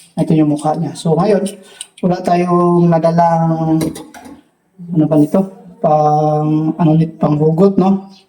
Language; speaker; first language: Filipino; non-native, local second language; Cebuano